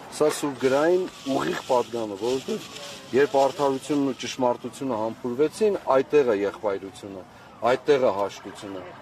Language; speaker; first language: Armenian; native; Armenian